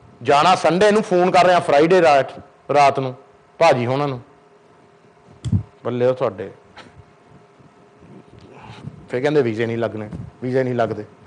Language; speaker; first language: Punjabi; early bilingual, heritage; Punjabi